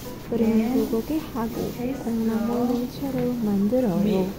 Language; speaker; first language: Korean; non-native, learner; Filipino